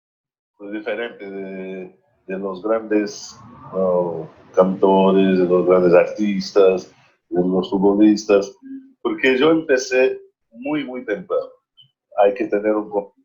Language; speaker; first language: Spanish; non-native, learner; Portuguese